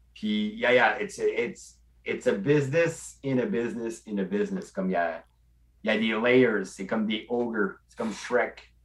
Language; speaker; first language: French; non-native, local second language; English